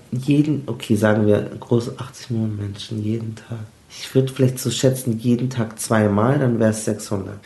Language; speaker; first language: German; native; German